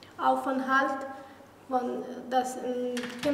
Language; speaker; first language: German; non-native, learner; Arabic